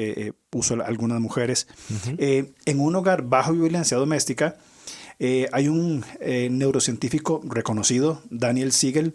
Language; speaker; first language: Spanish; native; Spanish